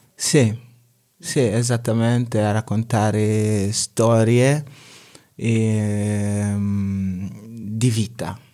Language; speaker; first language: Italian; non-native, fluent; Akan